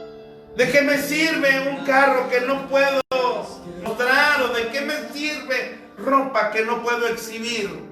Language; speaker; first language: Spanish; native; Spanish